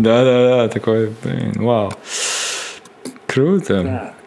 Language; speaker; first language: Russian; non-native, local second language; Latvian